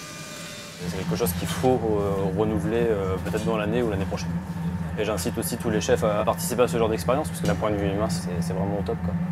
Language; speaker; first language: French; native; French